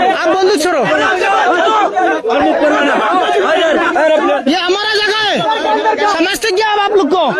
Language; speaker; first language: Hindi; non-native, learner; Bangla